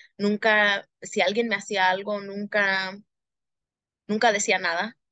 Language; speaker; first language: Spanish; early bilingual, heritage; Spanish